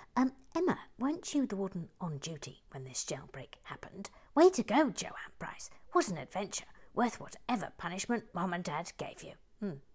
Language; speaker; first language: English; native; English